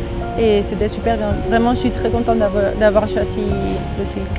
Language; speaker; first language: French; non-native, learner; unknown